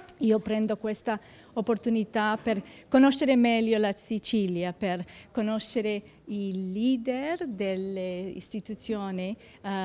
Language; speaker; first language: Italian; non-native, fluent; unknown